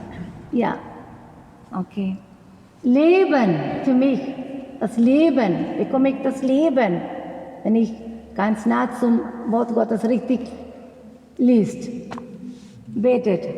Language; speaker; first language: German; non-native, learner; Malayalam